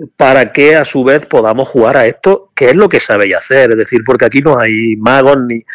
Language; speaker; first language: Spanish; native; Spanish